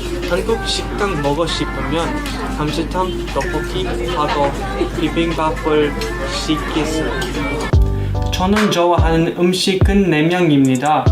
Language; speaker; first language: Korean; early bilingual, other home language; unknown